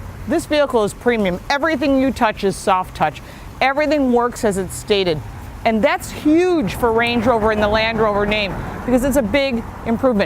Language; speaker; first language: English; native; English